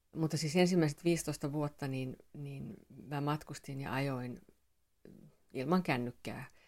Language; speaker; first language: Finnish; non-native, local second language; Swedish